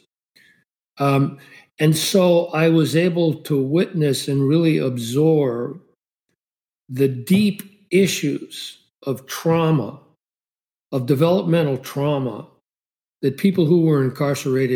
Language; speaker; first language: English; native; English